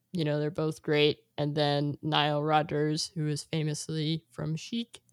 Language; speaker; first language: English; native; English